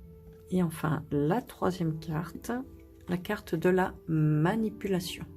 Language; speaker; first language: French; native; French